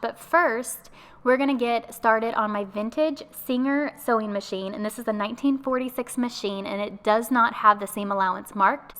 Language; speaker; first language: English; native; English